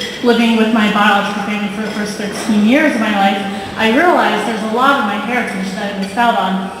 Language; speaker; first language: English; early bilingual, heritage; Vietnamese